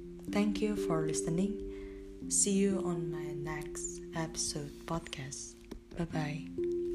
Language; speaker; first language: English; non-native, learner; Indonesian